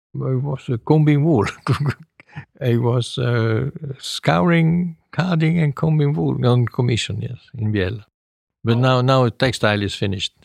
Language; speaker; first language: English; non-native, fluent; Italian